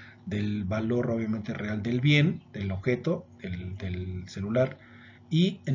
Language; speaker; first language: Spanish; native; Spanish